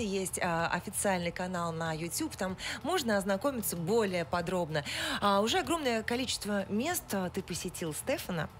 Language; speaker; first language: Russian; native; Russian